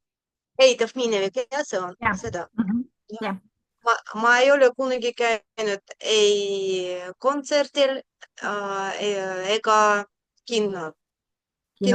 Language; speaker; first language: Estonian; non-native, learner; Russian